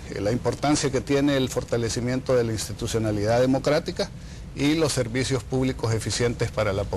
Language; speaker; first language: Spanish; native; Spanish